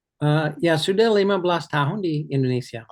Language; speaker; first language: Indonesian; non-native, fluent; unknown